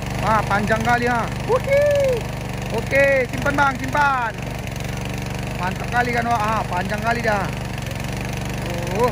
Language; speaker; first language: Indonesian; native; Indonesian